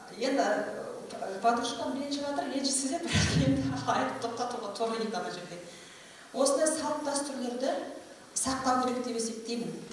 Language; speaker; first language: Kazakh; native; Kazakh